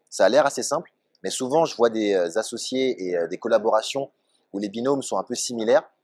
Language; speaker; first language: French; native; French